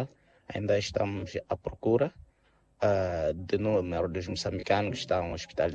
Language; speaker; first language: Portuguese; non-native, local second language; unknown